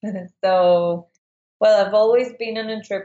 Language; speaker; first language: English; non-native, fluent; Spanish